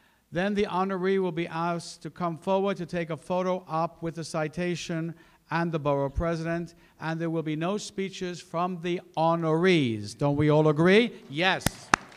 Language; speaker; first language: English; native; English